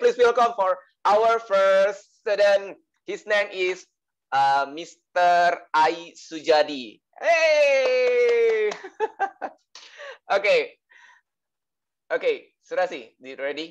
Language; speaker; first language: English; non-native, learner; Indonesian